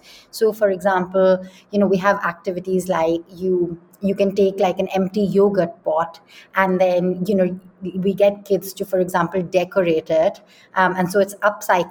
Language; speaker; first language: English; non-native, local second language; Hindi